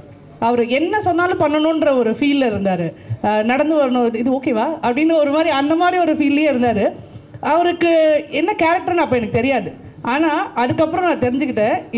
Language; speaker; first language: Tamil; native; Tamil